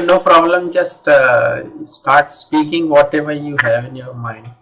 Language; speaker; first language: English; non-native, local second language; Hindi